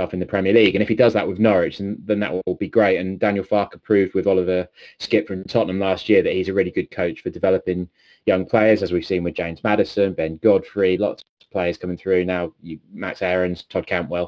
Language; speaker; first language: English; native; English